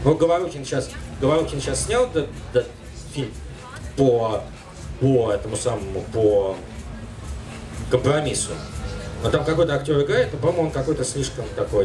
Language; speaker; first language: Russian; native; Russian